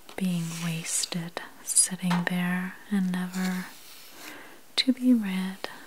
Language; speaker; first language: English; native; English